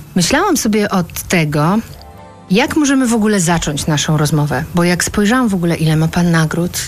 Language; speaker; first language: Polish; native; Polish